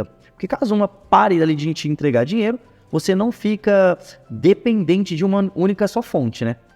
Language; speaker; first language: Portuguese; native; Portuguese